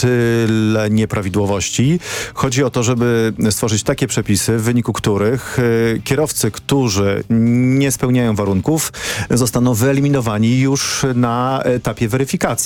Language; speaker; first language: Polish; native; Polish